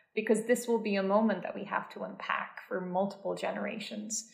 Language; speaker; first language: English; native; English